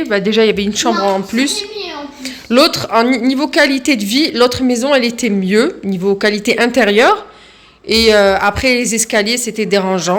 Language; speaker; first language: French; native; French